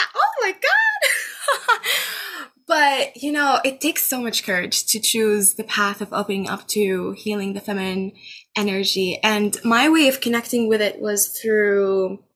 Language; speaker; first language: English; non-native, fluent; Arabic